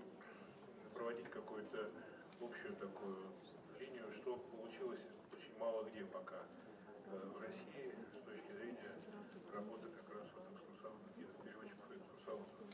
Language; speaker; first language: Russian; native; Russian